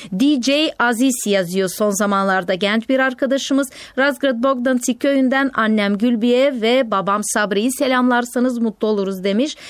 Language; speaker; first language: Turkish; native; Turkish